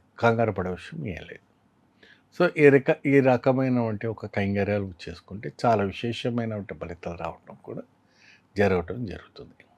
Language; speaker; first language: Telugu; non-native, fluent; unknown